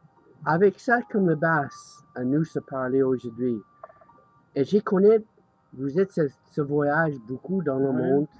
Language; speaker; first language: French; non-native, learner; English